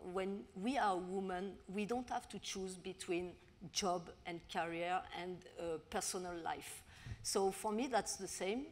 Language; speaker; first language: English; non-native, learner; French